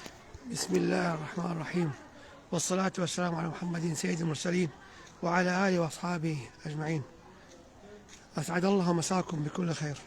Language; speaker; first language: Arabic; native; Arabic